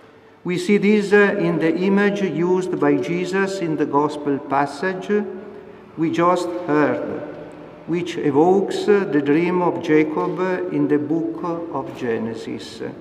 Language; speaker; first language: English; non-native, fluent; Italian